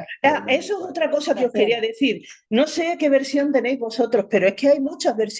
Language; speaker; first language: Spanish; native; Spanish